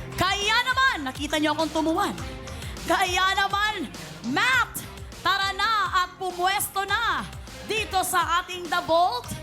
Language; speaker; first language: Filipino; non-native, local second language; Cebuano